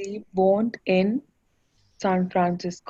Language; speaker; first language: German; non-native, learner; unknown